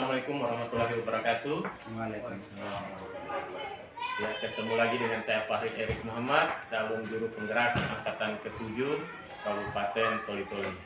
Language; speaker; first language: Indonesian; native; Indonesian